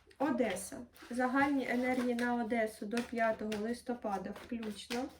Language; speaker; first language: Ukrainian; non-native, local second language; Russian